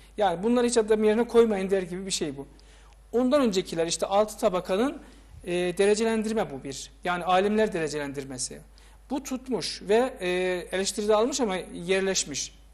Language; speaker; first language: Turkish; native; Turkish